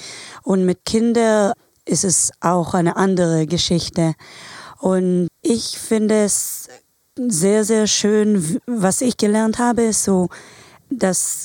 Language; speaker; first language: German; non-native, fluent; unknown